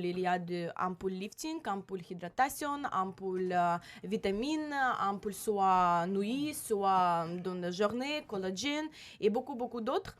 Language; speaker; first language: French; non-native, learner; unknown